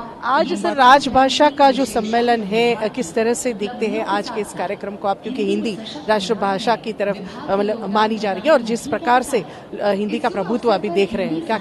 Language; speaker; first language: Hindi; non-native, local second language; Gujarati